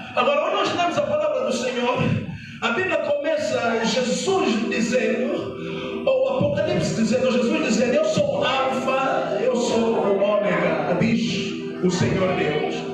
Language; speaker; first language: Portuguese; non-native, local second language; Tsonga